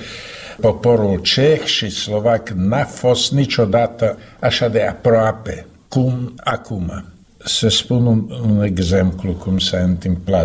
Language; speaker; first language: Romanian; non-native, fluent; Slovak